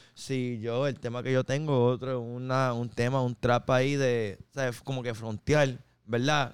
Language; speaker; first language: Spanish; early bilingual, heritage; Spanish